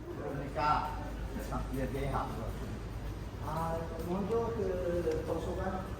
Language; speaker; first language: Korean; non-native, learner; Chinese